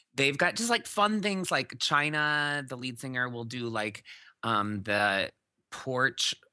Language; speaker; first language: English; native; English